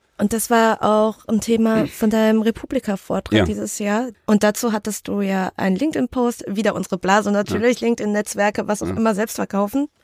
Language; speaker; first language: German; early bilingual, other home language; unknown